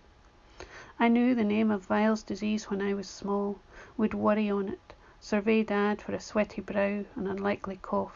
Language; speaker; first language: English; native; English